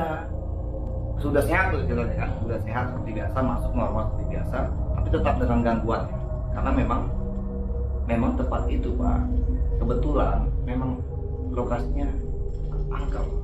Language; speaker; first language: Indonesian; native; Indonesian